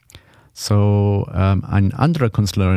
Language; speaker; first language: German; non-native, learner; English